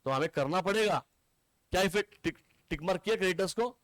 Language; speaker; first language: Hindi; non-native, local second language; Marathi